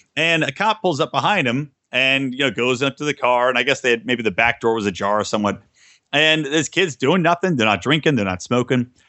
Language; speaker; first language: English; native; English